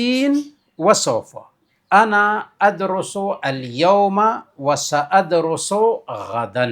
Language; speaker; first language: Arabic; non-native, fluent; Urdu